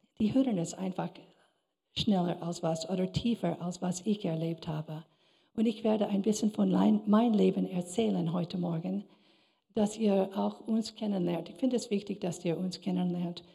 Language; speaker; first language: German; non-native, fluent; English